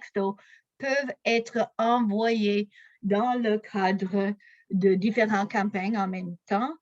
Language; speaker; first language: French; non-native, local second language; English